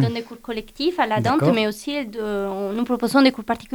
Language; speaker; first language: French; non-native, fluent; Italian